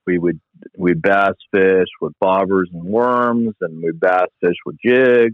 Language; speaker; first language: English; native; English